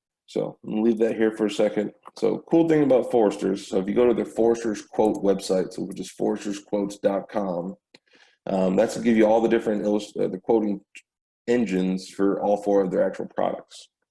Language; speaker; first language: English; native; English